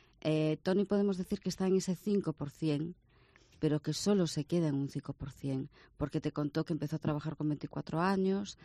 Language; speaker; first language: Spanish; native; Spanish